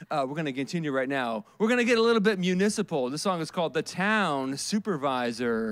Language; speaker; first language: English; native; English